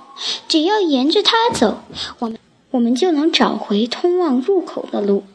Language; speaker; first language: Chinese; native; Chinese